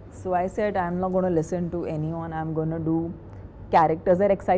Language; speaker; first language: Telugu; non-native, fluent; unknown